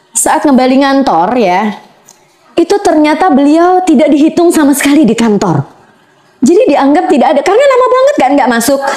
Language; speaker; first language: Indonesian; native; Indonesian